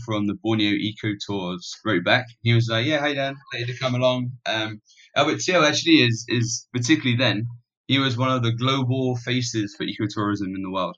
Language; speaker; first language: English; native; English